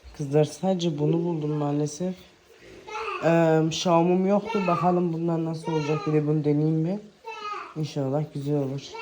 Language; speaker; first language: Turkish; early bilingual, heritage; Turkish